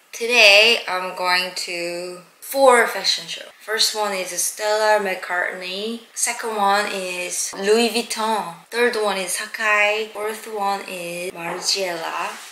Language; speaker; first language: English; non-native, learner; Korean